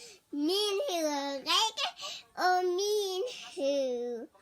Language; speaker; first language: Danish; early bilingual, other home language; Vietnamese